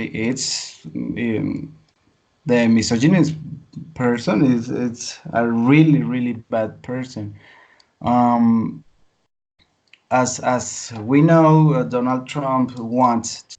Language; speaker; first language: English; non-native, learner; Spanish